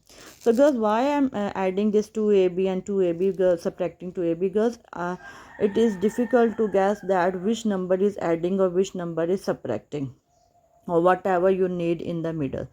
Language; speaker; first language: English; non-native, local second language; Urdu